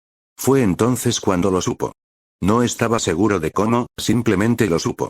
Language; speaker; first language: Spanish; native; Spanish